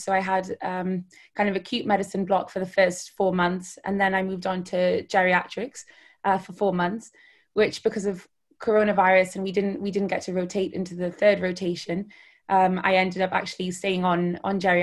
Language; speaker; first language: English; native; English